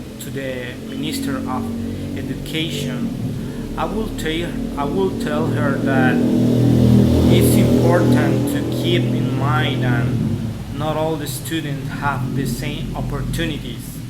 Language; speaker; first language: English; non-native, fluent; Spanish